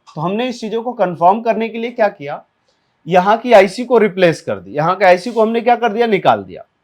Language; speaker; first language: Hindi; native; Hindi